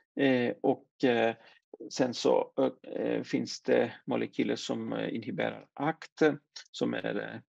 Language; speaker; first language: Swedish; non-native, fluent; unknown